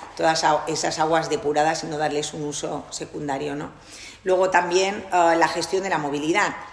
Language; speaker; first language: Spanish; non-native, local second language; Catalan